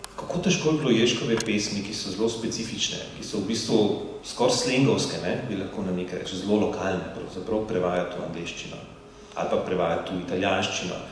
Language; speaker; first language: Slovenian; native; Slovenian